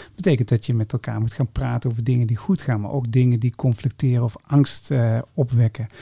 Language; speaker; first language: Dutch; native; Dutch